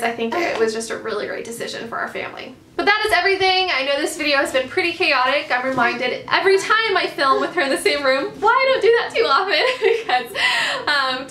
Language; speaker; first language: English; native; English